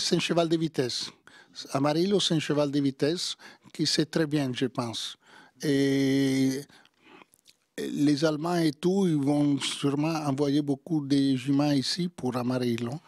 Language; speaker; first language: French; non-native, learner; Italian